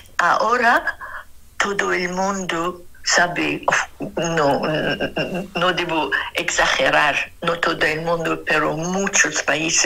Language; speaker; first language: Spanish; non-native, fluent; Arabic